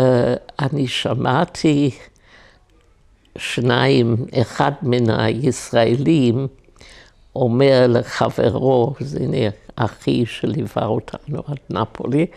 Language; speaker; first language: Hebrew; non-native, fluent; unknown